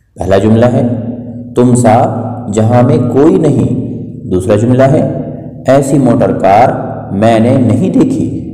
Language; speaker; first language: Urdu; native; Urdu